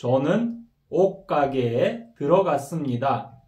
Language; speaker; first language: Korean; non-native, fluent; Kyrgyz